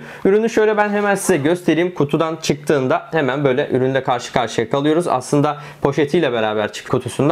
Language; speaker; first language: Turkish; native; Turkish